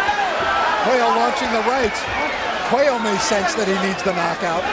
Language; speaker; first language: English; native; English